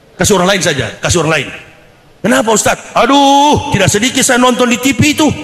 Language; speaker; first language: Indonesian; native; Indonesian